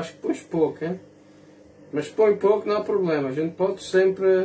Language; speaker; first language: Portuguese; non-native, fluent; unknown